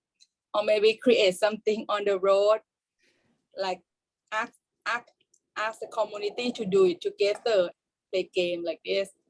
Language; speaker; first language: English; non-native, learner; Thai